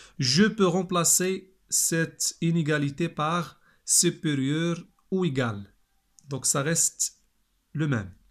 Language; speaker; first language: French; non-native, local second language; Arabic